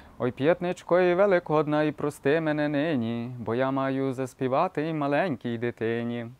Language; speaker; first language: Ukrainian; native; Ukrainian